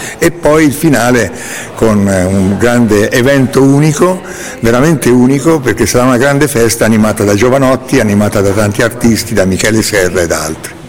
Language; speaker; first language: Italian; native; Italian